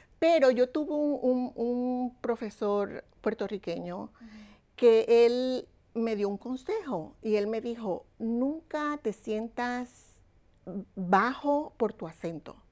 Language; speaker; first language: Spanish; native; Spanish